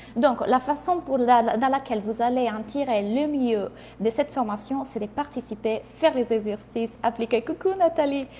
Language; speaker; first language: French; non-native, fluent; Italian